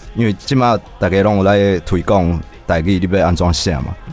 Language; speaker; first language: Chinese; native; Chinese